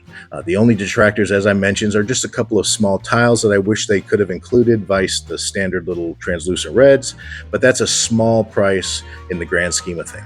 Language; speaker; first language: English; native; English